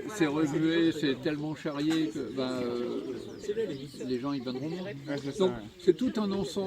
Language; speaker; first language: French; native; French